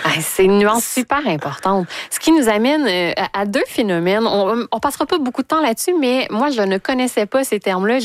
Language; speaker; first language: French; native; French